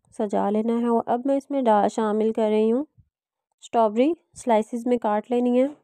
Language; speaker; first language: Urdu; non-native, local second language; Punjabi